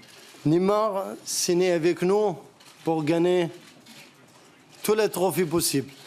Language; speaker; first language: French; non-native, learner; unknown